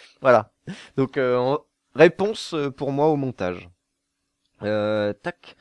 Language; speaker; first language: French; native; French